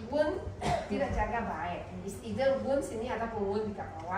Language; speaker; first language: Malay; non-native, local second language; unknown